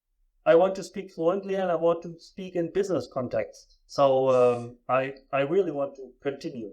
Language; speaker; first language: English; non-native, fluent; German